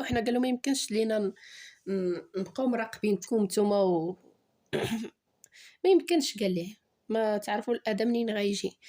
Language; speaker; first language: Arabic; native; Arabic